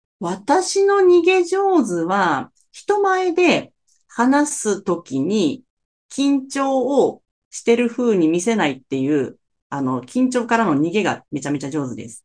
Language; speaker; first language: Japanese; native; Japanese